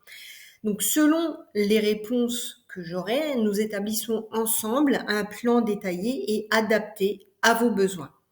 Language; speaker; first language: French; native; French